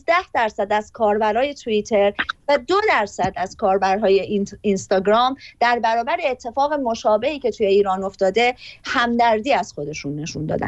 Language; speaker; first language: Persian; native; Persian